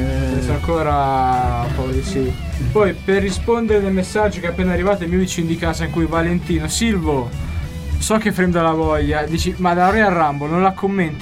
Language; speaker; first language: Italian; native; Italian